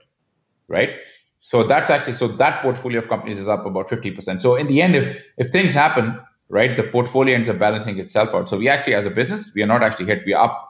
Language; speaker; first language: English; non-native, local second language; Hindi